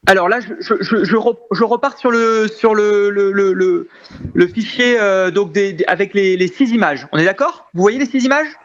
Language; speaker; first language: French; native; French